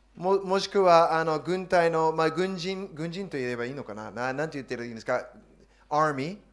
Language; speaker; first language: Japanese; non-native, fluent; English